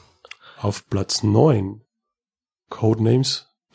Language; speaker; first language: German; native; German